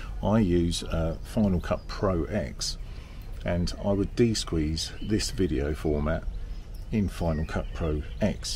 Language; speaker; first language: English; native; English